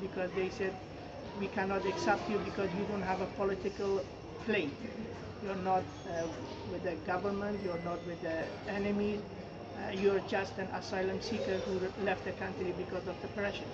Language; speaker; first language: English; non-native, fluent; Persian